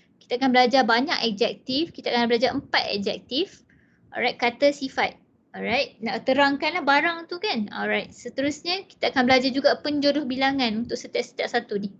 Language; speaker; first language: Malay; non-native, local second language; Chinese